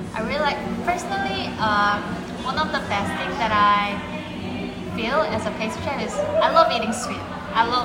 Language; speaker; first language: English; non-native, fluent; Korean